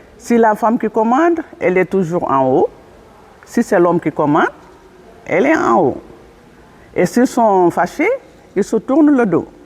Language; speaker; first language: French; non-native, local second language; Wolof